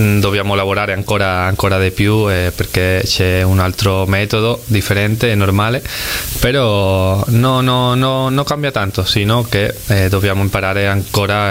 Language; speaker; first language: Italian; non-native, fluent; Spanish